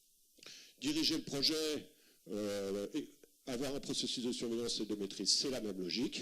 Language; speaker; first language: French; native; French